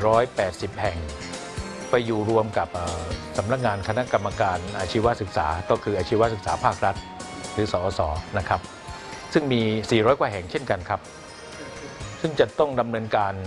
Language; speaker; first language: Thai; native; Thai